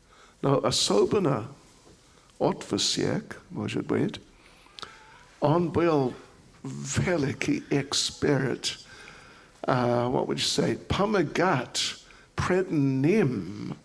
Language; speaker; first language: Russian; non-native, learner; English